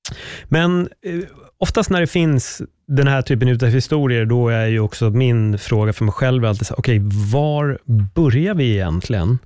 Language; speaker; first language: Swedish; native; Swedish